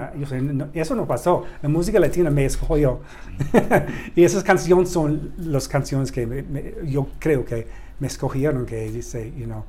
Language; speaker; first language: Spanish; non-native, learner; English